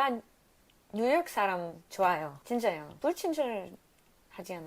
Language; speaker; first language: Korean; non-native, learner; English